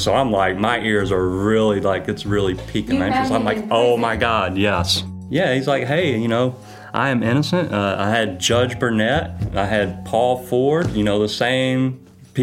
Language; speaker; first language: English; native; English